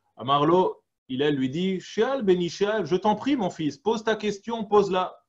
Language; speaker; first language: French; native; French